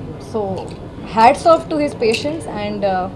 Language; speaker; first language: Telugu; non-native, local second language; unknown